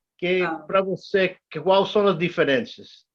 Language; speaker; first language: Portuguese; non-native, learner; English